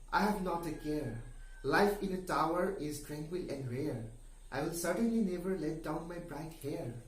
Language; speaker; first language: English; non-native, local second language; Assamese